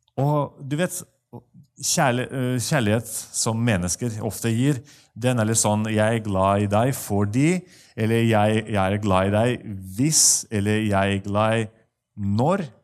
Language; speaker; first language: Norwegian; non-native, fluent; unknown